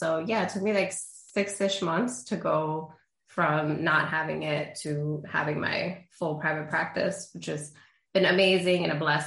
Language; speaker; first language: English; early bilingual, other home language; Spanish